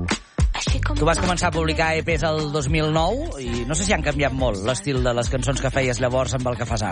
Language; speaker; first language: Catalan; native; Catalan